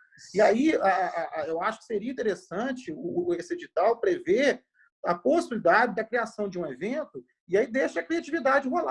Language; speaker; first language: Portuguese; native; Portuguese